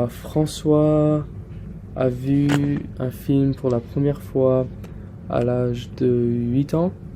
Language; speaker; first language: French; non-native, learner; English